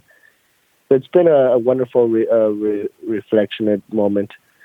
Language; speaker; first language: English; native; English